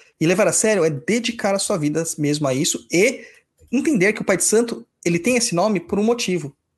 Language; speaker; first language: Portuguese; native; Portuguese